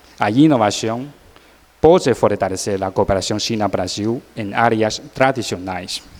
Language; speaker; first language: Portuguese; non-native, learner; Chinese